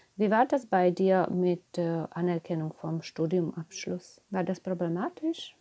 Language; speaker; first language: German; non-native, fluent; Slovak